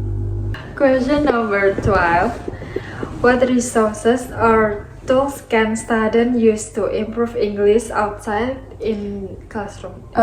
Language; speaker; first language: English; non-native, learner; Indonesian